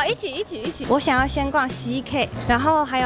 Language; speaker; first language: Chinese; native; Chinese